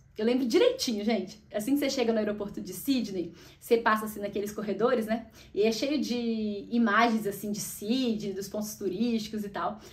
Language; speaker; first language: Portuguese; native; Portuguese